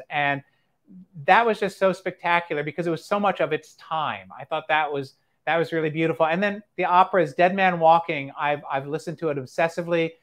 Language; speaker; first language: English; native; English